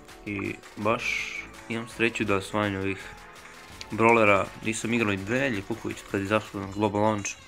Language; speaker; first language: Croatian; early bilingual, heritage; Croatian